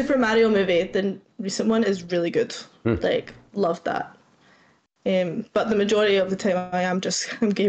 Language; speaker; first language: English; native; English